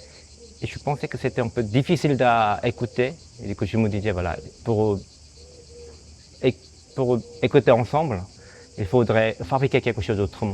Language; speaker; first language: French; non-native, fluent; Korean